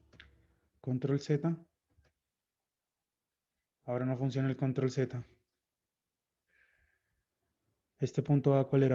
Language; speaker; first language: Spanish; native; Spanish